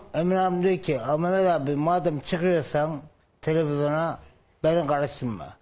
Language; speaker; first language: Turkish; native; Turkish